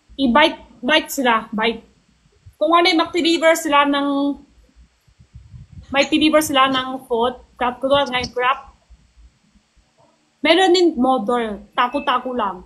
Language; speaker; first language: Filipino; non-native, learner; Chinese